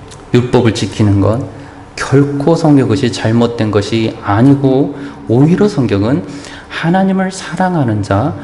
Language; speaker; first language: Korean; native; Korean